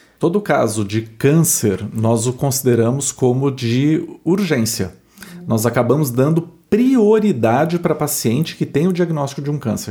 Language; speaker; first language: Portuguese; native; Portuguese